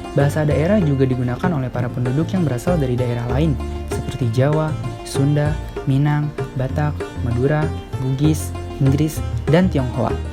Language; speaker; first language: Indonesian; native; Indonesian